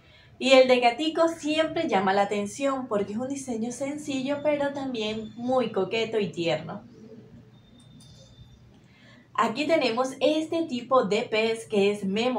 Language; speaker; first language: Spanish; native; Spanish